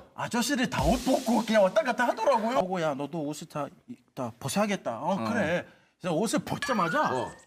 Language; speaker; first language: Korean; non-native, fluent; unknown